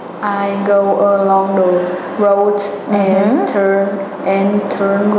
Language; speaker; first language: English; non-native, learner; Vietnamese